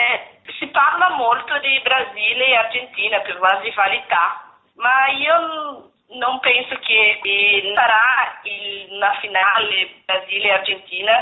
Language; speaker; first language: Italian; non-native, learner; Portuguese